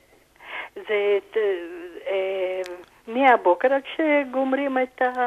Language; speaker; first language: Hebrew; non-native, fluent; Russian